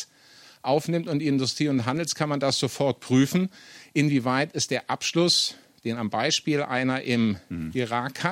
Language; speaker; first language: German; native; German